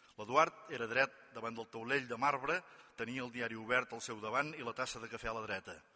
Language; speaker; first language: Catalan; native; Catalan